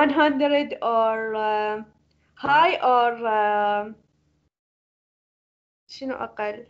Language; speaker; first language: English; non-native, learner; Arabic